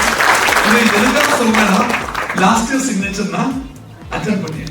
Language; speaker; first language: Tamil; non-native, local second language; Malayalam